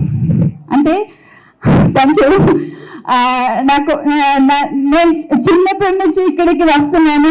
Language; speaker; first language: Telugu; non-native, learner; Malayalam